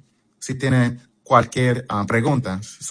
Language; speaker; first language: Spanish; early bilingual, heritage; English